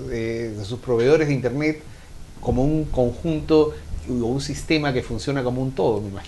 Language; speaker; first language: Spanish; native; Spanish